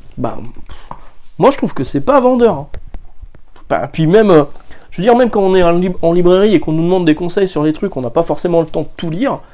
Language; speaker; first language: French; native; French